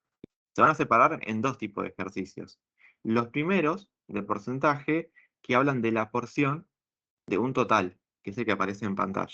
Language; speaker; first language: Spanish; native; Spanish